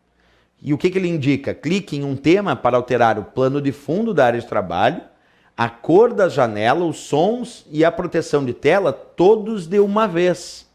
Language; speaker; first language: Portuguese; native; Portuguese